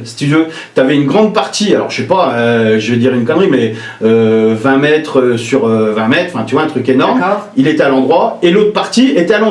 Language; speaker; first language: French; native; French